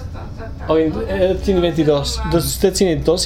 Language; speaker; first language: Spanish; early bilingual, other home language; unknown